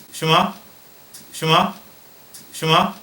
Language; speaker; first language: Chinese; non-native, learner; English